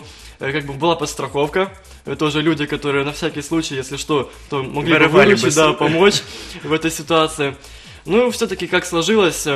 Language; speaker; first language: Russian; native; Russian